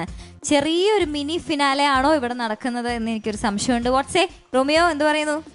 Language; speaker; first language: Malayalam; native; Malayalam